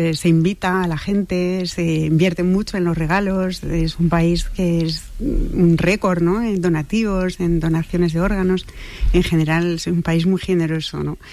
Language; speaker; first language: Spanish; non-native, fluent; French